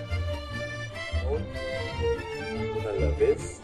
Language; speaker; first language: French; non-native, learner; Malay